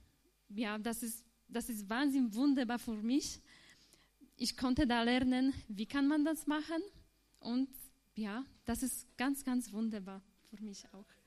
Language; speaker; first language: German; non-native, fluent; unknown